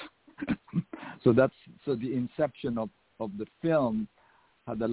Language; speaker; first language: English; non-native, local second language; Filipino